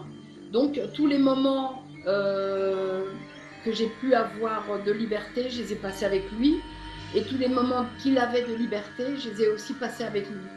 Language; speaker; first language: French; native; French